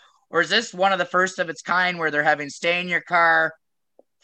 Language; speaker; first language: English; native; English